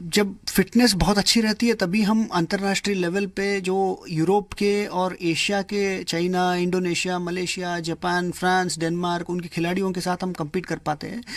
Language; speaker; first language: Hindi; non-native, local second language; Kannada